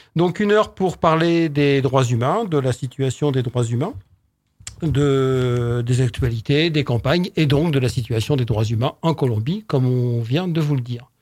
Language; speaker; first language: French; native; French